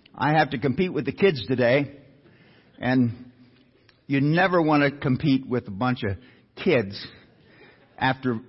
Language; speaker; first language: English; native; English